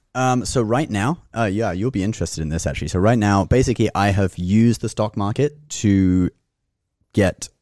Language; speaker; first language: English; native; English